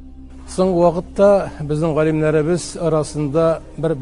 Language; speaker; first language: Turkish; non-native, learner; Tatar